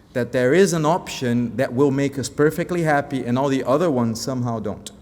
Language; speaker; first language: English; non-native, fluent; Portuguese